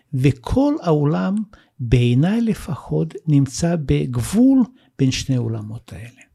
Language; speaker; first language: Hebrew; non-native, fluent; Russian